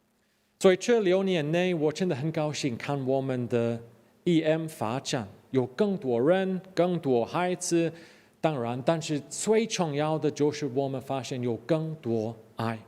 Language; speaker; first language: Chinese; non-native, fluent; English